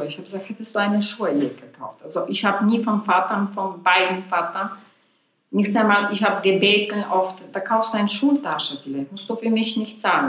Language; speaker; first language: German; non-native, fluent; Polish